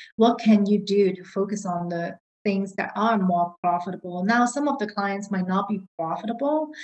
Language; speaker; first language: English; non-native, local second language; Cantonese